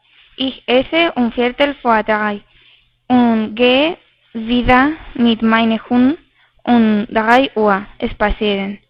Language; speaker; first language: German; non-native, learner; Spanish